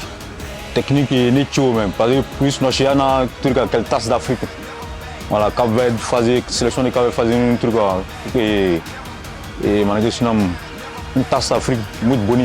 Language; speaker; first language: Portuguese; non-native, learner; French